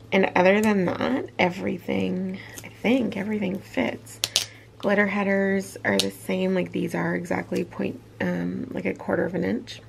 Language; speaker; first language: English; native; English